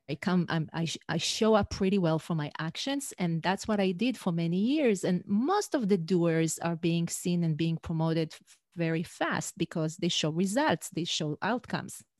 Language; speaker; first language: English; non-native, fluent; Hebrew